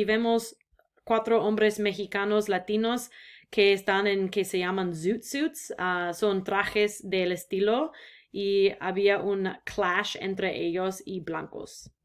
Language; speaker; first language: Spanish; non-native, fluent; English